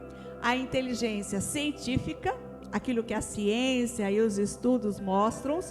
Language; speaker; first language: Portuguese; native; Portuguese